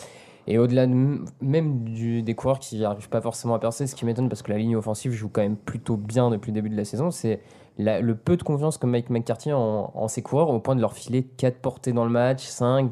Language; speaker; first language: French; native; French